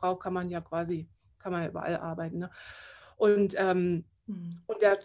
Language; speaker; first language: German; native; German